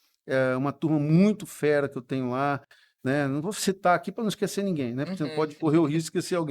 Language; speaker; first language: Portuguese; native; Portuguese